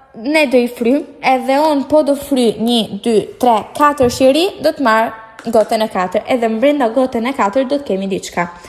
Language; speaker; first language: Albanian; early bilingual, heritage; Albanian